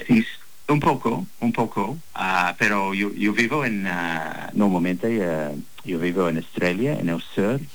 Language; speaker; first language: Spanish; non-native, learner; English